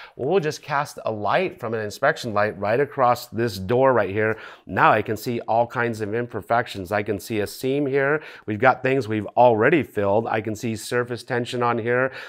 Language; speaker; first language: English; native; English